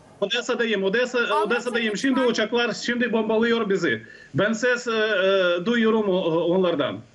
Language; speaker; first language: Turkish; non-native, learner; Ukrainian